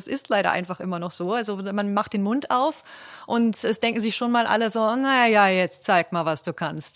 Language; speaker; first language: German; native; German